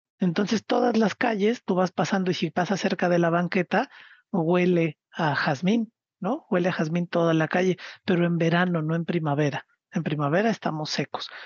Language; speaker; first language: Spanish; native; Spanish